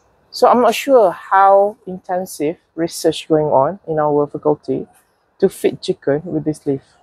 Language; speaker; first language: English; non-native, local second language; Malay